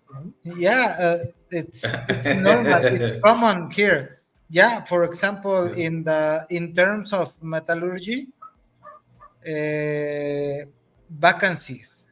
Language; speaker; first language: English; non-native, learner; Spanish